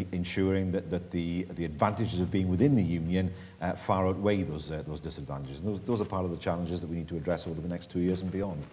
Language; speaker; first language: English; native; English